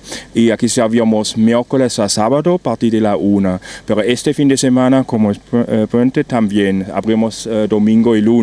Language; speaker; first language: Spanish; non-native, learner; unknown